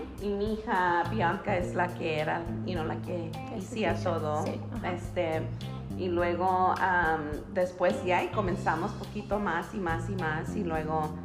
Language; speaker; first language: Spanish; early bilingual, heritage; Spanish